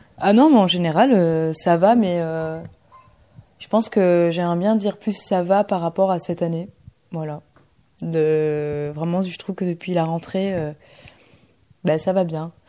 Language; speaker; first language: French; early bilingual, other home language; Bulgarian